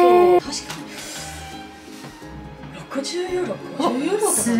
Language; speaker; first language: Japanese; non-native, fluent; Chinese